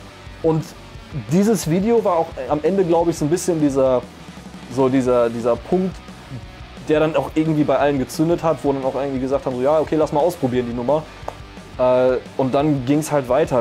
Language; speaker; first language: German; native; German